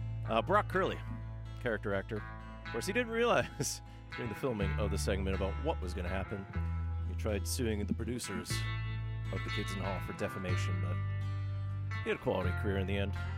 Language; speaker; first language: English; early bilingual, other home language; Finnish